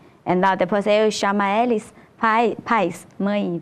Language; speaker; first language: Portuguese; non-native, learner; Chinese